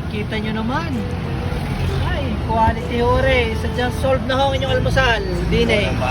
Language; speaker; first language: Filipino; native; Filipino